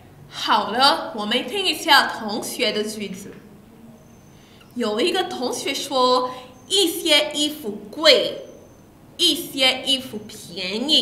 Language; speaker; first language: Chinese; non-native, fluent; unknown